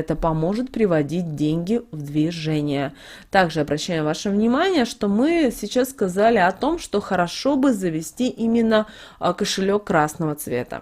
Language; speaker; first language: Russian; native; Russian